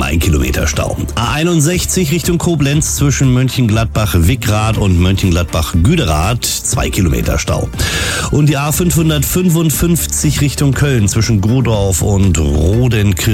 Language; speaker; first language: German; native; German